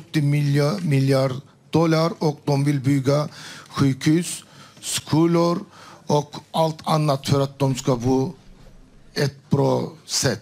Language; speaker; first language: Swedish; non-native, learner; Turkish